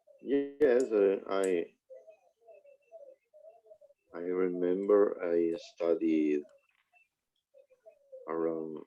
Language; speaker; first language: English; non-native, learner; Spanish